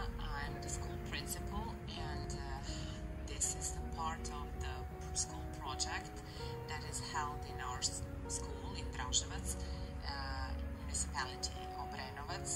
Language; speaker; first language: English; non-native, fluent; Serbian